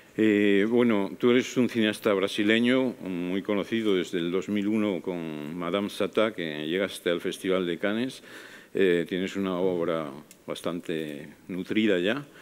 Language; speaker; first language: Spanish; native; Spanish